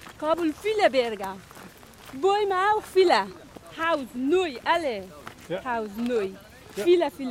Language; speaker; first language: German; non-native, learner; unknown